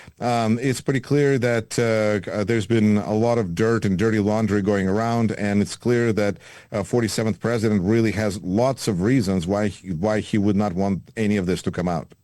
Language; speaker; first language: English; non-native, fluent; Russian